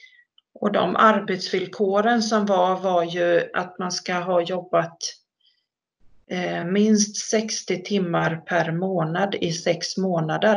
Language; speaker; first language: Swedish; native; Swedish